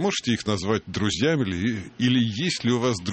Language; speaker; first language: Russian; native; Russian